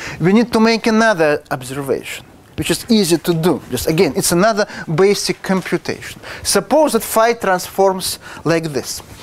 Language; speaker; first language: English; non-native, fluent; Russian